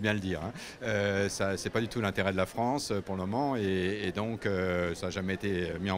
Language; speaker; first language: French; native; French